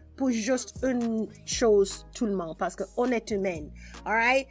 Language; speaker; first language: French; non-native, learner; English